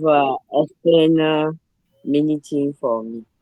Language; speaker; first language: English; non-native, learner; French